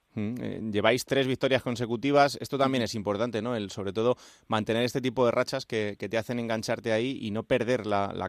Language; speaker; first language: Spanish; native; Spanish